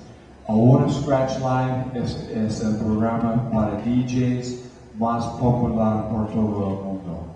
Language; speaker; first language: Spanish; non-native, fluent; English